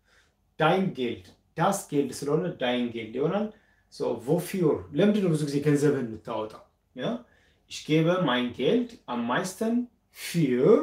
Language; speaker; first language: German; non-native, fluent; Amharic